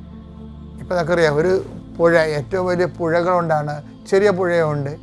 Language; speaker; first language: Malayalam; native; Malayalam